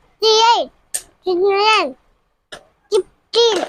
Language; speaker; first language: English; non-native, learner; Tamil